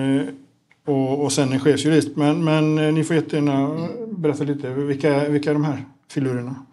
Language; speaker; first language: Swedish; native; Swedish